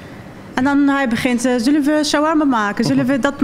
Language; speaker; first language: Dutch; non-native, learner; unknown